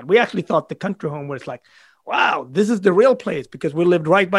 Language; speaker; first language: English; non-native, fluent; Swedish